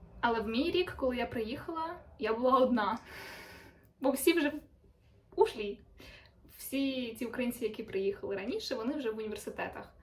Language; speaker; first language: Ukrainian; native; Ukrainian